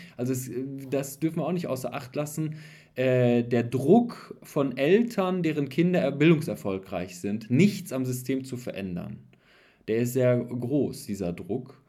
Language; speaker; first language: German; early bilingual, other home language; Persian